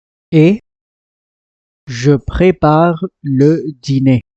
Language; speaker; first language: French; non-native, fluent; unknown